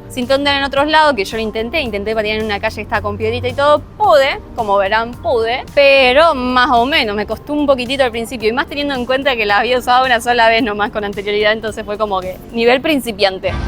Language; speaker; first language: Spanish; native; Spanish